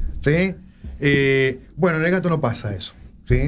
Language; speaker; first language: Spanish; native; Spanish